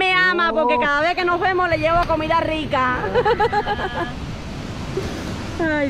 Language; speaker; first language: Spanish; native; Spanish